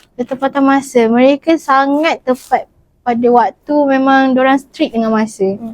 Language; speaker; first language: Malay; native; Malay